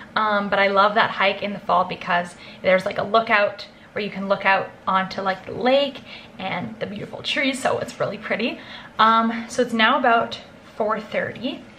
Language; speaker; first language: English; native; English